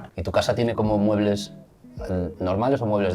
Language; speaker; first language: Spanish; native; Spanish